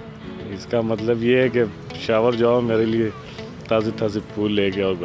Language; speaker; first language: Hindi; non-native, local second language; Pashto